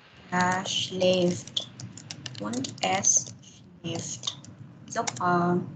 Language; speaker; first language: German; non-native, fluent; Indonesian